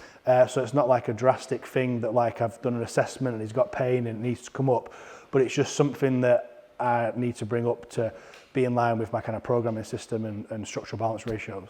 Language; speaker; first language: English; native; English